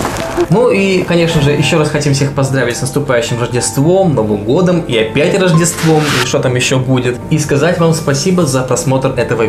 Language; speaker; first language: Russian; native; Russian